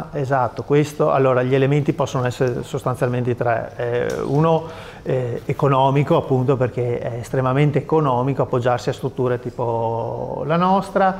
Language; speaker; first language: Italian; native; Italian